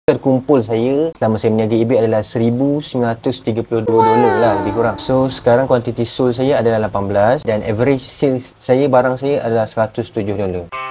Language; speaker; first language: Malay; native; Malay